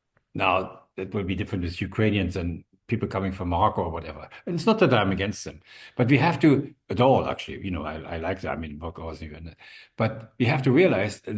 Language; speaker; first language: English; non-native, fluent; German